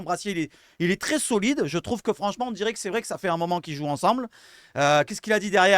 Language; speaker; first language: French; native; French